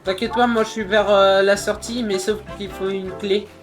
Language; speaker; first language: French; native; French